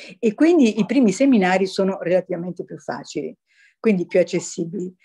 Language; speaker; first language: Italian; native; Italian